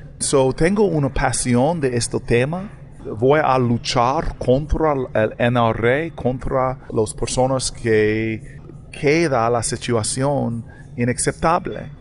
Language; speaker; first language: Spanish; non-native, learner; English